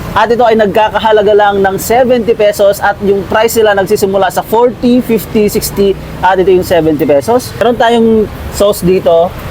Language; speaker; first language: Filipino; non-native, local second language; Iloko